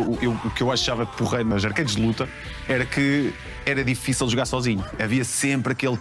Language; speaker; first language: Portuguese; native; Portuguese